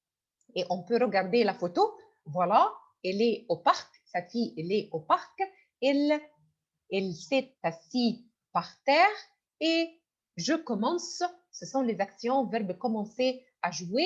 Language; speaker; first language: French; non-native, fluent; Arabic